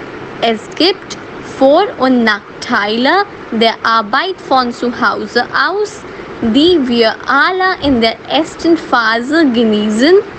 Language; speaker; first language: German; non-native, fluent; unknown